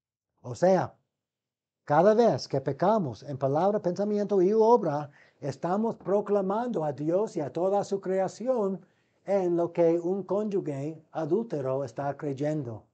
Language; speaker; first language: Spanish; non-native, fluent; English